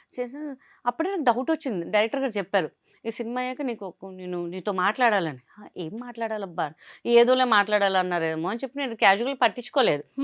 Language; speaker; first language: Telugu; non-native, local second language; Hindi